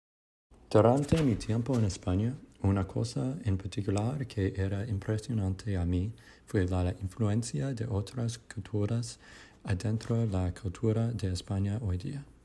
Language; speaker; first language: Spanish; non-native, learner; English